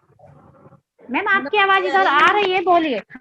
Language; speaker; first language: Hindi; native; Hindi